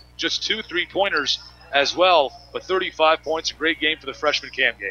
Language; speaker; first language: English; native; English